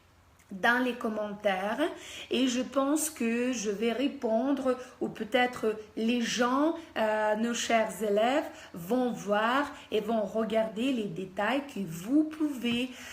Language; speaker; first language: French; non-native, fluent; Russian